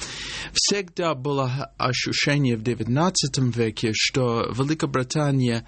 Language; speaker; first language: Russian; non-native, fluent; English